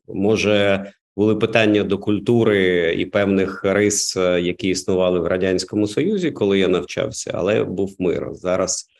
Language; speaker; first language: Ukrainian; non-native, local second language; Russian